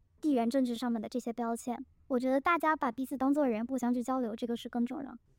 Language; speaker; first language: Chinese; native; Chinese